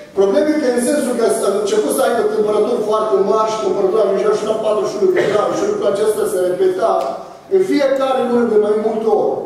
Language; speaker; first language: Romanian; non-native, fluent; Arabic